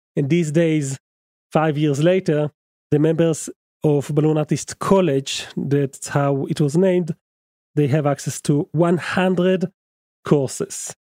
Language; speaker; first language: English; non-native, fluent; Hebrew